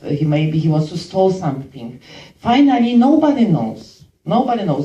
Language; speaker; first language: English; non-native, fluent; Polish